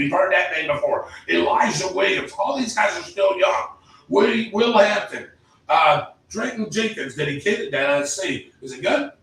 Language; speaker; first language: English; native; English